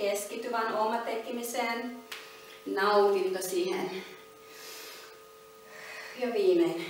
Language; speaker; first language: Finnish; non-native, learner; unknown